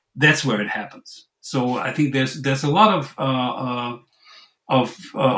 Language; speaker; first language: English; non-native, fluent; German